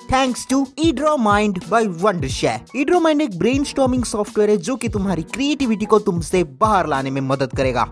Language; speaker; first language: Hindi; non-native, local second language; Kannada